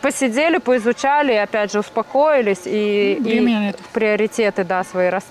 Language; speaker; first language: Russian; native; Russian